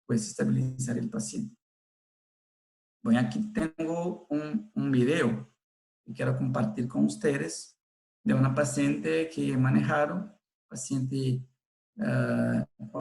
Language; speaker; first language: Spanish; non-native, fluent; Portuguese